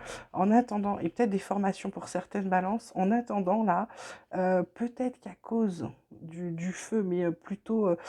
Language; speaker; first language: French; native; French